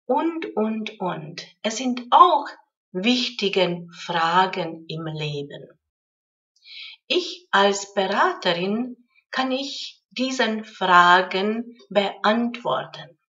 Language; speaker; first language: German; non-native, fluent; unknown